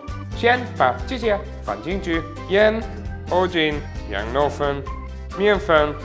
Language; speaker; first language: Chinese; non-native, learner; German